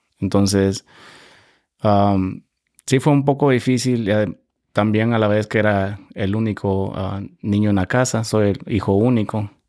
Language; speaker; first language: Spanish; native; Spanish